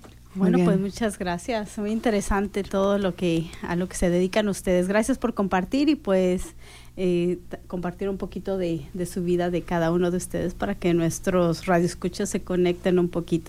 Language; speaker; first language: Spanish; native; Spanish